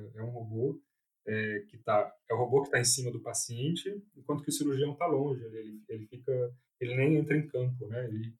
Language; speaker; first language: Portuguese; native; Portuguese